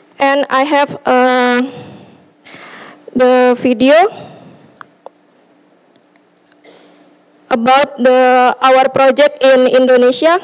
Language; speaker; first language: English; non-native, learner; Indonesian